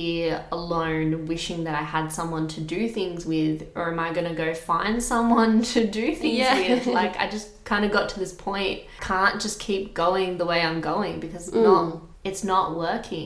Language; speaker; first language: English; native; English